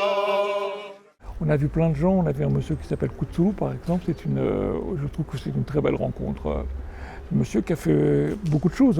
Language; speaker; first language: French; native; French